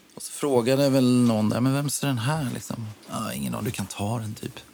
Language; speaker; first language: Swedish; native; Swedish